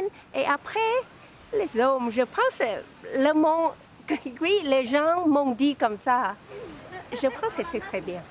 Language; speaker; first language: French; non-native, learner; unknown